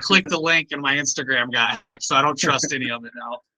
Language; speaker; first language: English; native; English